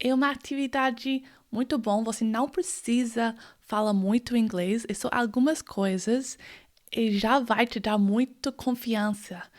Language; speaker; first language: Portuguese; non-native, fluent; English